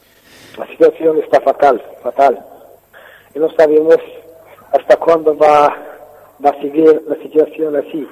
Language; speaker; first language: Spanish; non-native, fluent; Arabic